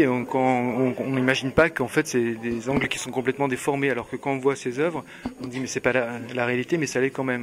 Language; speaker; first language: French; native; French